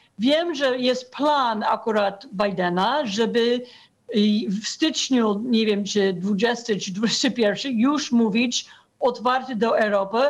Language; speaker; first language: Polish; non-native, fluent; English